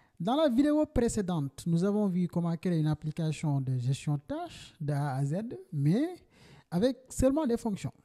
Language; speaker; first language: French; non-native, local second language; Wolof